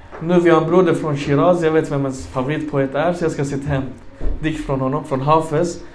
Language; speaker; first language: Swedish; non-native, fluent; Arabic